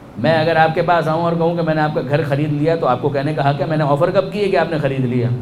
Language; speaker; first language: Urdu; non-native, local second language; Punjabi